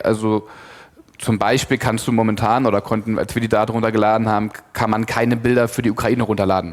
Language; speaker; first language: German; native; German